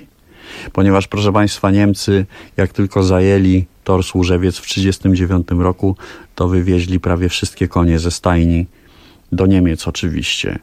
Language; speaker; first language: Polish; native; Polish